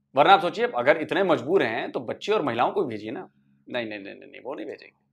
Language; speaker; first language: Hindi; native; Hindi